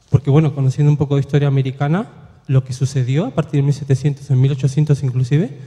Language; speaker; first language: Spanish; native; Spanish